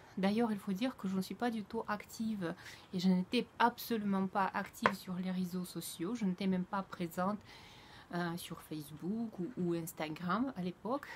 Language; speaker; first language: French; non-native, fluent; Russian